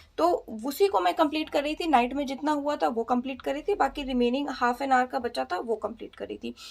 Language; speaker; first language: Hindi; native; Hindi